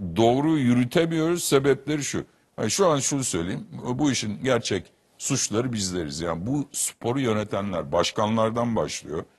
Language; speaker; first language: Turkish; native; Turkish